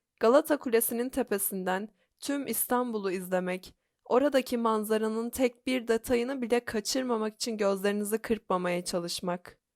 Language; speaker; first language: Turkish; native; Turkish